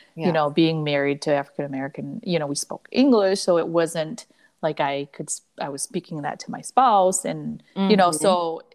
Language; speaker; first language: English; early bilingual, other home language; Cantonese